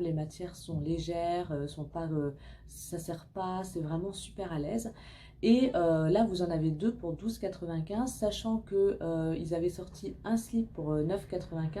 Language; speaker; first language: French; native; French